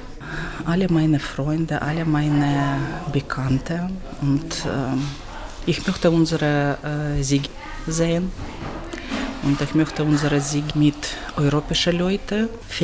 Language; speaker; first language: German; non-native, learner; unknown